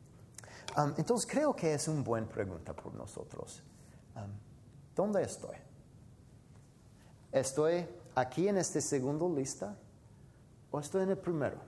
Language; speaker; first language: Spanish; non-native, fluent; English